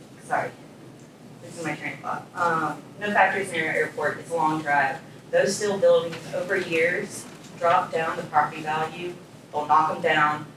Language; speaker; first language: English; native; English